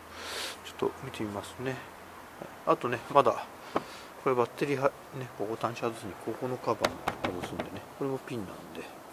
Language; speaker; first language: Japanese; native; Japanese